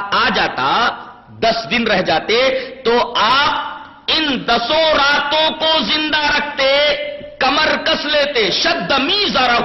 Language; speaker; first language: Urdu; native; Urdu